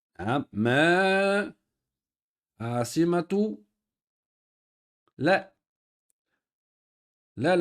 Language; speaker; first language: Arabic; non-native, fluent; French